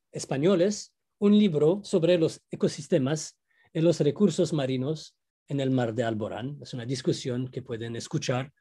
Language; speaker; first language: Spanish; non-native, fluent; Arabic